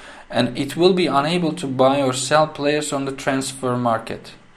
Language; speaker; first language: English; non-native, fluent; Turkish